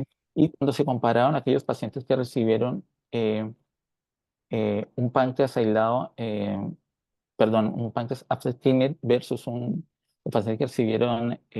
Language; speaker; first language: Spanish; native; Spanish